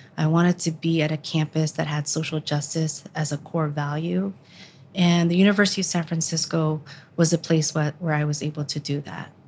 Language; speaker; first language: English; early bilingual, other home language; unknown